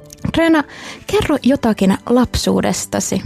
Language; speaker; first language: Finnish; native; Finnish